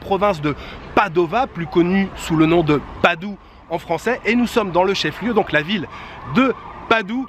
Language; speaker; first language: French; native; French